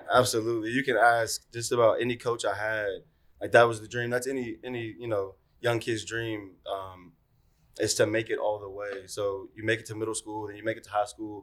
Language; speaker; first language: English; native; English